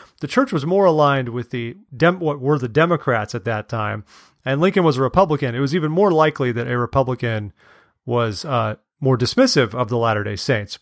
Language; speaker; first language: English; native; English